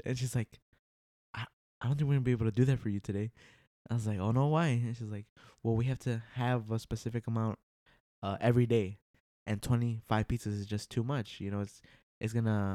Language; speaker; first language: English; early bilingual, other home language; Spanish